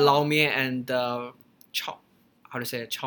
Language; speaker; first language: English; non-native, learner; Chinese